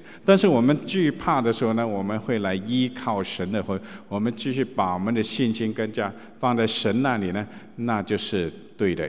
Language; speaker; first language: Chinese; native; Chinese